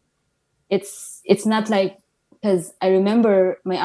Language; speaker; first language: English; non-native, local second language; Filipino